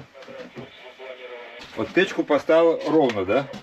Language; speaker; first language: Russian; native; Russian